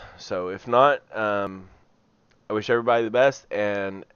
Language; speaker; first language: English; native; English